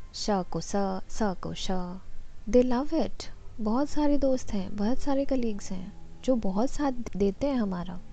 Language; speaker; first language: Hindi; non-native, local second language; Assamese